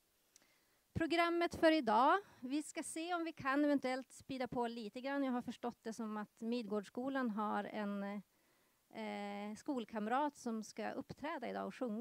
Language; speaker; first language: Swedish; native; Swedish